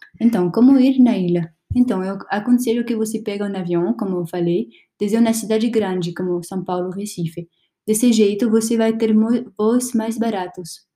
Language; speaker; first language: Portuguese; non-native, learner; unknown